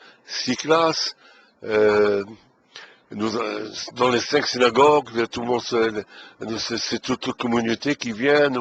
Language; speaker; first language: French; non-native, fluent; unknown